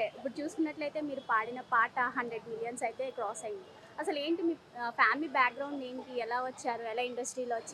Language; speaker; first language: Telugu; native; Telugu